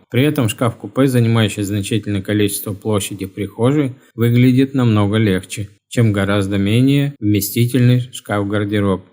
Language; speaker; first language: Russian; native; Russian